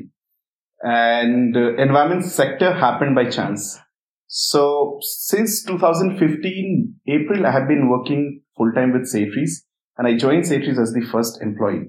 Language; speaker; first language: English; non-native, local second language; Hindi